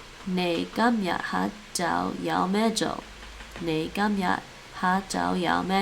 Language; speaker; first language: Chinese; non-native, learner; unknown